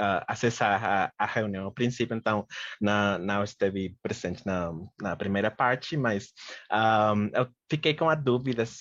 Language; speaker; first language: Portuguese; non-native, fluent; Spanish